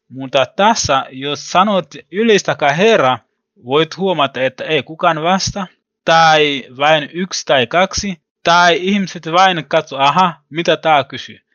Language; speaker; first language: Finnish; non-native, learner; Swahili